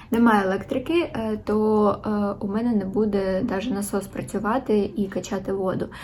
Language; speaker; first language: Ukrainian; non-native, local second language; Russian